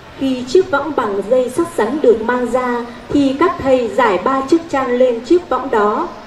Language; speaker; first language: Vietnamese; native; Vietnamese